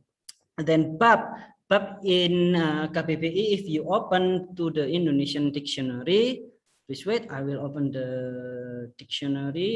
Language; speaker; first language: English; non-native, fluent; Indonesian